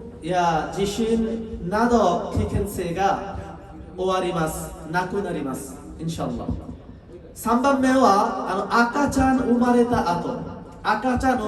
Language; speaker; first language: Japanese; non-native, learner; Bangla